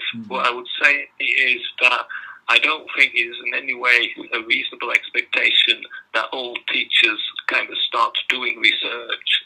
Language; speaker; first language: English; non-native, fluent; Dutch